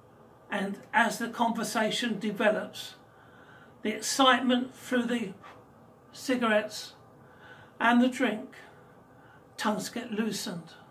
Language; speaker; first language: English; native; English